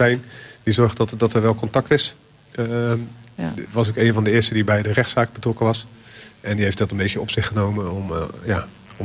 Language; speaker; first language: Dutch; native; Dutch